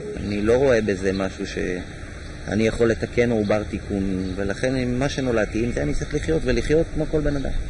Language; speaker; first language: Hebrew; native; Hebrew